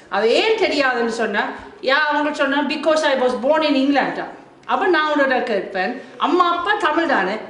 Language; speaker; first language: Tamil; non-native, fluent; German